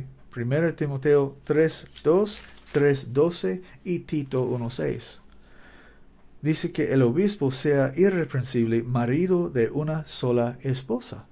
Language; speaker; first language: Spanish; non-native, learner; English